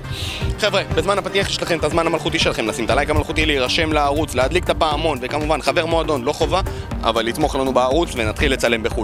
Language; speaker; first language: Hebrew; native; Hebrew